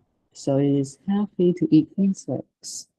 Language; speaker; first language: English; non-native, learner; Vietnamese